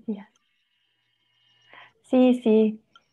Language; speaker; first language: Spanish; non-native, learner; Slovenian